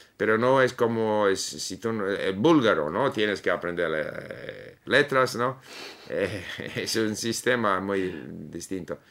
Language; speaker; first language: Spanish; non-native, fluent; English